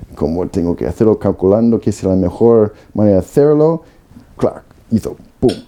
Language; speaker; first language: Spanish; non-native, fluent; Polish